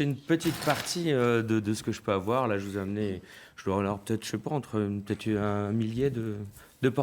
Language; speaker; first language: French; native; French